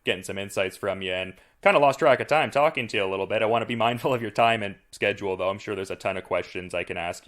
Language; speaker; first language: English; native; English